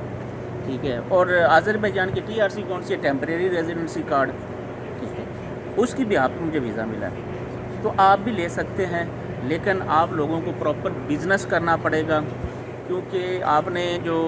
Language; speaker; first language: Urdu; non-native, local second language; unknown